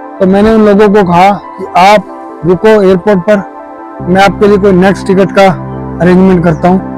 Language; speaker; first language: Hindi; native; Hindi